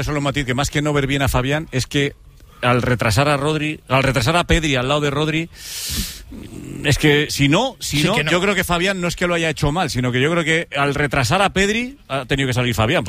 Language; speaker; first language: Spanish; native; Spanish